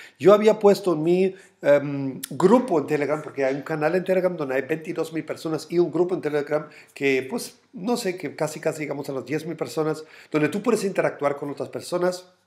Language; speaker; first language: Spanish; non-native, fluent; German